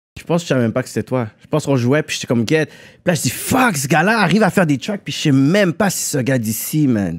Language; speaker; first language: French; native; French